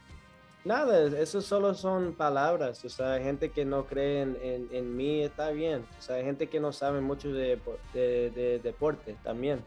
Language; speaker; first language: Spanish; early bilingual, heritage; Spanish